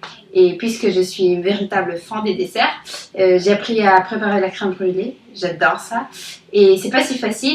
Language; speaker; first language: French; non-native, learner; Italian